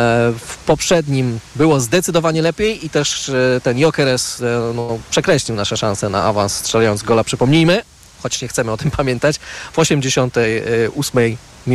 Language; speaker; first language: Polish; native; Polish